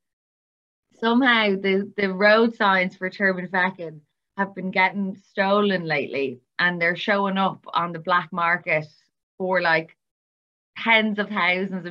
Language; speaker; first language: English; native; English